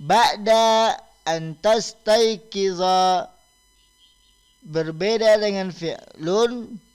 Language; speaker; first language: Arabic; non-native, fluent; Indonesian